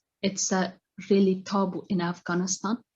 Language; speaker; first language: English; non-native, learner; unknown